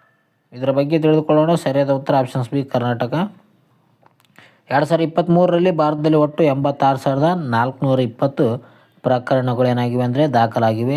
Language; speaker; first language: Kannada; native; Kannada